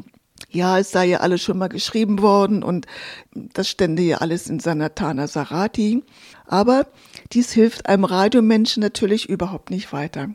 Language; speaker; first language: German; native; German